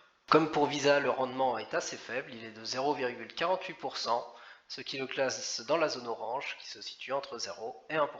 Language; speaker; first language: French; native; French